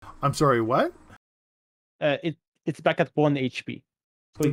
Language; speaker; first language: English; non-native, fluent; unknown